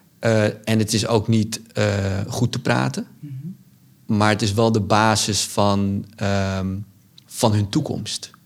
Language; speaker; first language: Dutch; early bilingual, other home language; Sranan Tongo